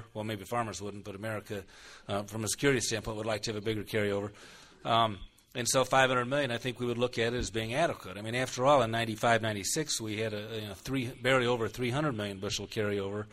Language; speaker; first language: English; native; English